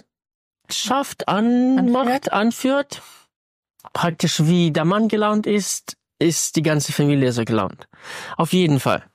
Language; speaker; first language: German; non-native, fluent; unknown